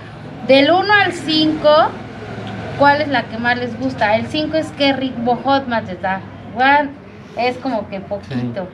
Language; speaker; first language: Spanish; native; Spanish